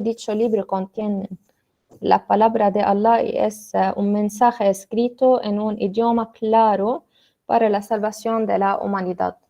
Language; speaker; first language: Spanish; non-native, learner; Arabic